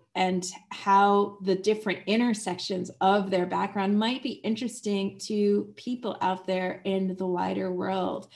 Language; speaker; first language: English; native; English